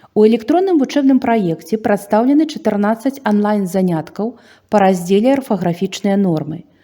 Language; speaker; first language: Belarusian; native; Belarusian